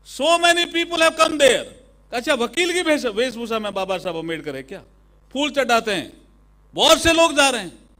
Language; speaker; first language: Hindi; native; Hindi